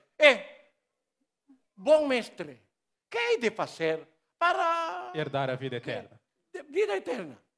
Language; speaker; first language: Portuguese; non-native, learner; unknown